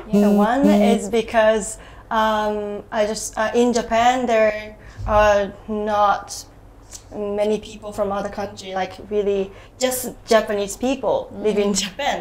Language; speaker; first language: English; non-native, learner; Japanese